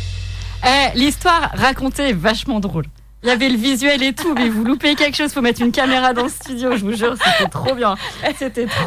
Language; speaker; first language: French; native; French